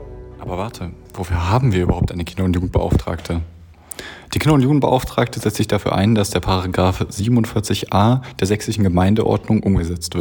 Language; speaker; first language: German; native; German